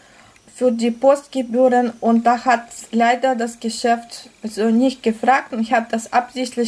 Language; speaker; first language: German; non-native, fluent; Russian